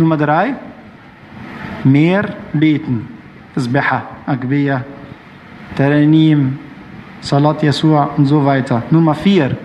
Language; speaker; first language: German; non-native, fluent; Arabic